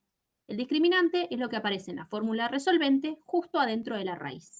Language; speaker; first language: Spanish; native; Spanish